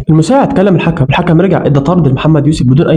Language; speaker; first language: Arabic; native; Arabic